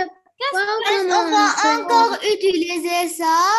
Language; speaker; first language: French; non-native, learner; Arabic